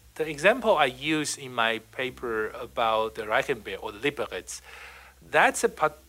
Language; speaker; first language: English; non-native, fluent; Chinese